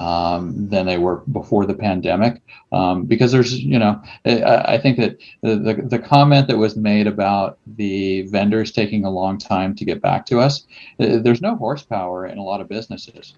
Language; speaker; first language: English; native; English